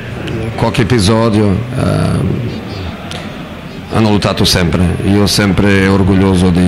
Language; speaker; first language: Italian; non-native, fluent; Portuguese